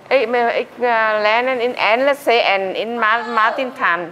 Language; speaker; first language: German; non-native, learner; Vietnamese